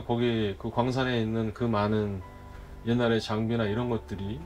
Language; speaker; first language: Korean; native; Korean